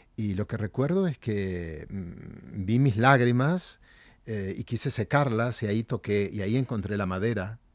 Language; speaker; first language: Spanish; native; Spanish